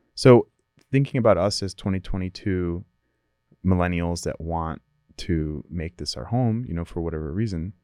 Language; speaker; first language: English; native; English